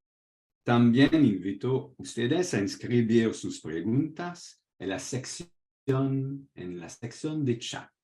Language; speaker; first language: Spanish; non-native, fluent; French